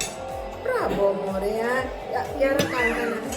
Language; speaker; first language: Italian; non-native, learner; Filipino